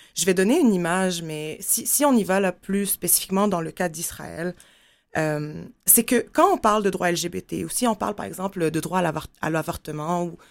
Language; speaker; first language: French; non-native, local second language; Arabic